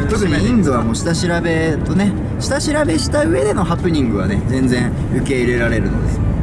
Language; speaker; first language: Japanese; native; Japanese